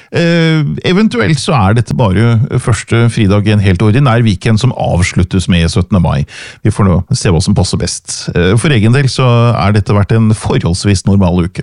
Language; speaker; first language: Norwegian; native; Norwegian